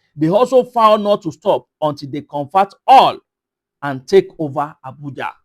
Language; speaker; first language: English; non-native, local second language; Yoruba